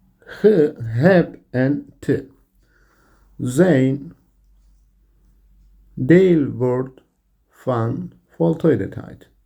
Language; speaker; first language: Dutch; non-native, learner; Turkish